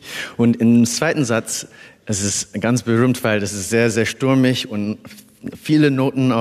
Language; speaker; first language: German; non-native, fluent; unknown